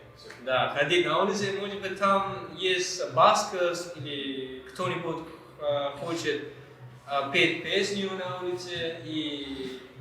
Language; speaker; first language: Russian; non-native, learner; Malay